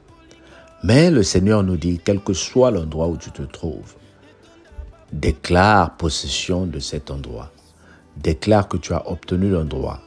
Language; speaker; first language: French; non-native, local second language; Lingala